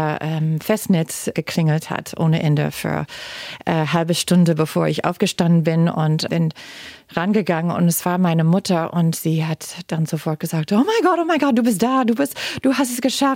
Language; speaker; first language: German; non-native, fluent; English